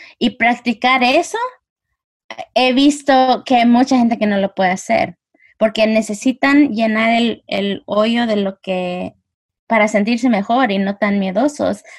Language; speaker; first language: Spanish; early bilingual, heritage; Spanish